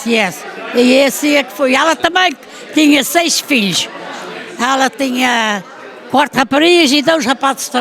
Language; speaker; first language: Portuguese; early bilingual, heritage; Portuguese